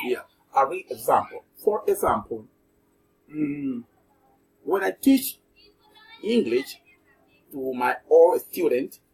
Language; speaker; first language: English; non-native, learner; Spanish